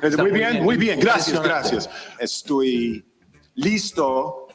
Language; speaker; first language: Spanish; non-native, learner; English